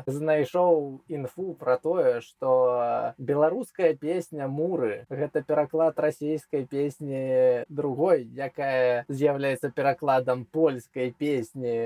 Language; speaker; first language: Belarusian; non-native, local second language; Russian